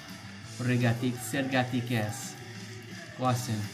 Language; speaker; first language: Basque; non-native, learner; English